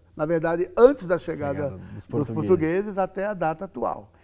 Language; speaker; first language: Portuguese; native; Portuguese